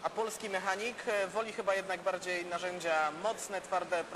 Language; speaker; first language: Polish; native; Polish